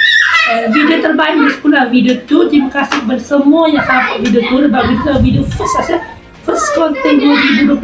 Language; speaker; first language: Malay; native; Malay